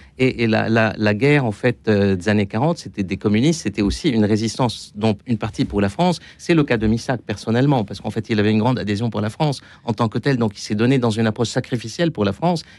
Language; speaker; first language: French; non-native, local second language; Arabic